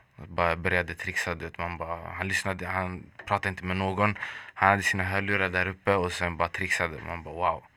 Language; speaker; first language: Swedish; early bilingual, other home language; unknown